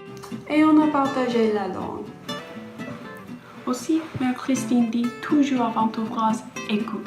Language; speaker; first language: French; non-native, learner; English